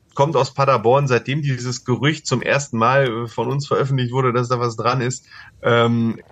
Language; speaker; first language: German; native; German